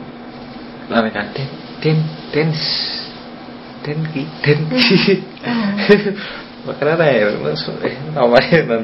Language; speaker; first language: Japanese; non-native, learner; Indonesian